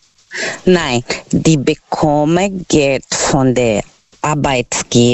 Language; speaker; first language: German; non-native, learner; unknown